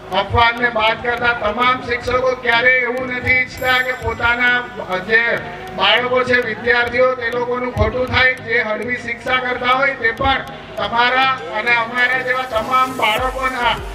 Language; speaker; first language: Gujarati; native; Gujarati